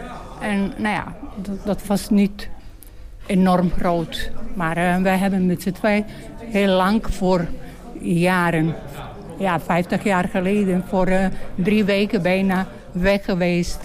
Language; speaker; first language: Dutch; non-native, learner; Bosnian